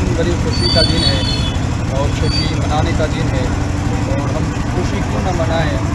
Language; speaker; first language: Urdu; non-native, local second language; Gujarati